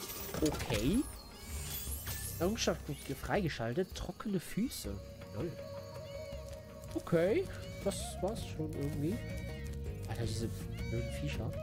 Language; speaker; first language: German; native; German